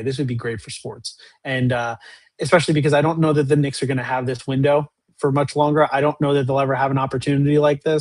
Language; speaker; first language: English; native; English